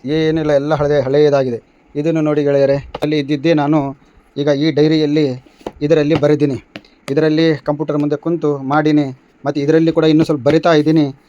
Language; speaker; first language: Kannada; non-native, local second language; Urdu